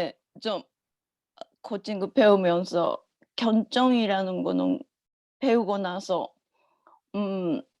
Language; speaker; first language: Korean; non-native, learner; Japanese